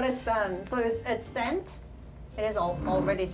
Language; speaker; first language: English; non-native, fluent; Korean